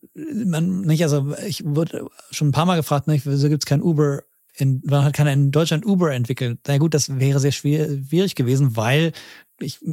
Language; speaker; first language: German; native; German